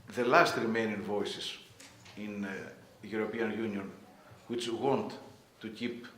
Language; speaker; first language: English; non-native, fluent; Greek